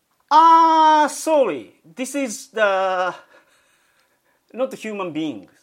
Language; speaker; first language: English; non-native, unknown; Japanese